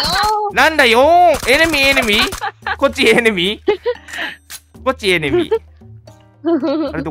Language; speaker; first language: Japanese; native; Japanese